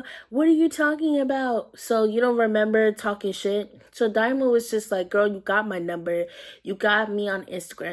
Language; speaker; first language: English; native; English